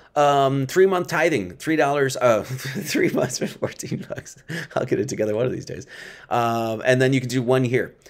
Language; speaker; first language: English; native; English